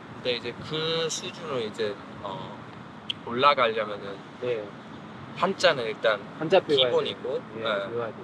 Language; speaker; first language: Korean; non-native, fluent; English